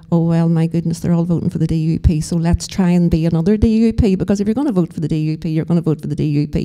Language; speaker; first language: English; native; English